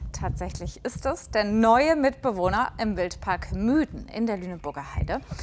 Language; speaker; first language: German; native; German